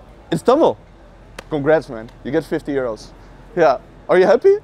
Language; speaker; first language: English; non-native, fluent; Dutch